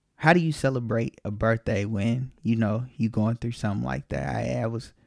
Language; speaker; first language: English; native; English